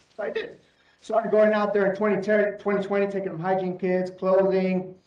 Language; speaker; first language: English; native; English